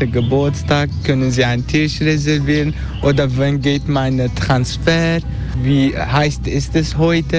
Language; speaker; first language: German; non-native, fluent; Turkish